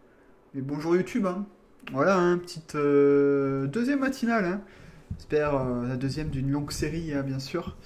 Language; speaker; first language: French; native; French